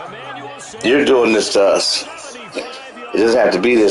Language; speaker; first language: English; native; English